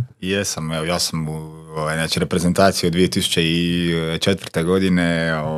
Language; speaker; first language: Croatian; non-native, local second language; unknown